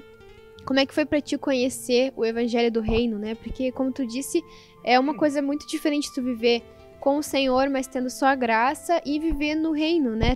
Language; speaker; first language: Portuguese; native; Portuguese